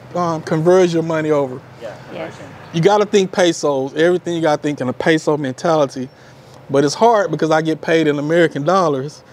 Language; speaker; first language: English; native; English